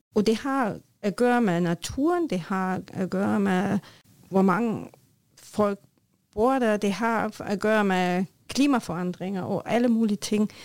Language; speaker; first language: Norwegian; non-native, fluent; German